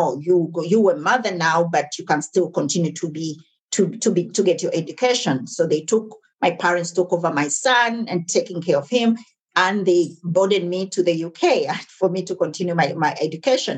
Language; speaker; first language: English; non-native, local second language; Ganda